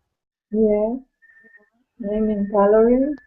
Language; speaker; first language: English; non-native, learner; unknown